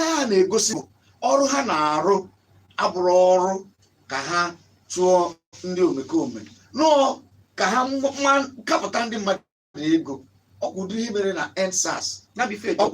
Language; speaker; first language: Igbo; native; Igbo